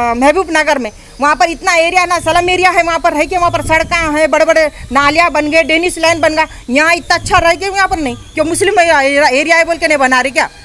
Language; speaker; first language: Hindi; non-native, local second language; Urdu